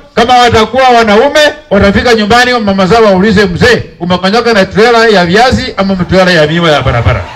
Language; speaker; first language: Swahili; non-native, local second language; Luyia